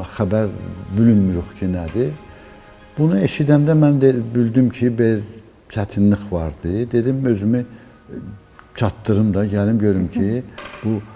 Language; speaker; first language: Azerbaijani; native; Azerbaijani